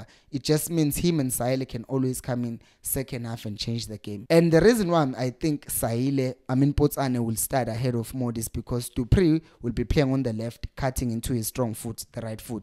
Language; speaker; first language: English; non-native, local second language; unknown